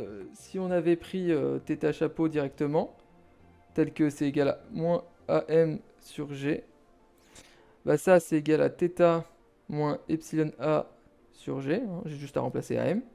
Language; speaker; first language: French; native; French